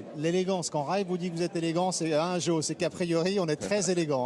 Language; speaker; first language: French; native; French